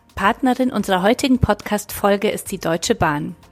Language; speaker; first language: German; non-native, fluent; Polish